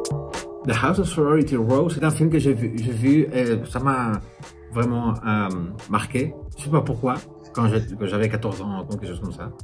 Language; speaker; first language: French; non-native, fluent; Spanish